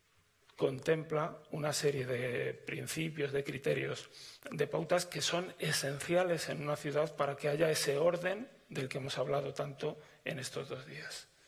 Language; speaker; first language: Spanish; native; Spanish